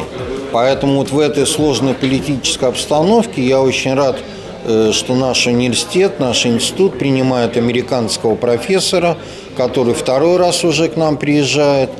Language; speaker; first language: Russian; native; Russian